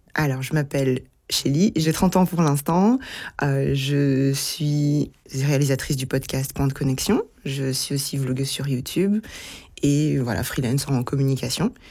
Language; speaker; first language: French; early bilingual, other home language; Lingala